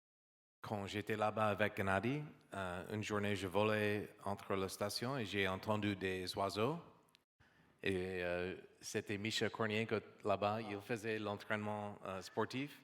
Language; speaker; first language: French; non-native, learner; English